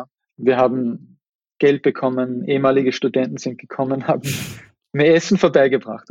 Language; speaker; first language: German; native; German